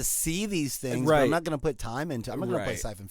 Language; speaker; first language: English; native; English